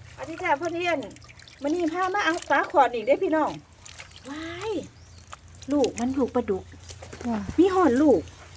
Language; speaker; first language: Thai; native; Thai